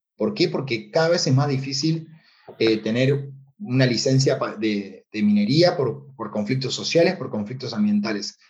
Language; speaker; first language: Spanish; native; Spanish